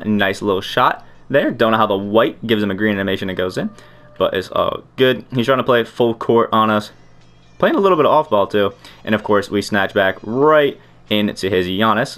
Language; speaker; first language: English; native; English